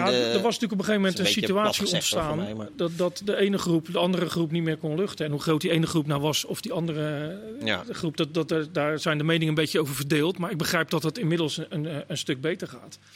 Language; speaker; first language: Dutch; native; Dutch